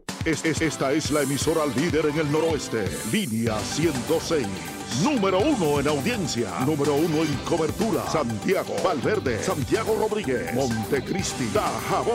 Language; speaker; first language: Spanish; native; Spanish